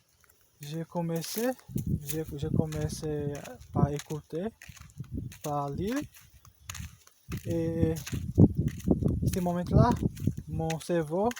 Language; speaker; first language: French; non-native, learner; Portuguese